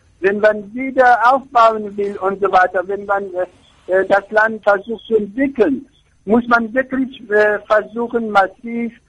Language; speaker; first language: German; non-native, fluent; Persian